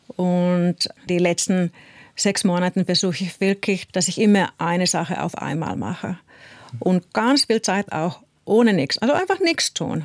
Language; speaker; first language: German; non-native, fluent; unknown